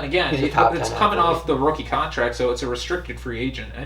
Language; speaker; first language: English; native; English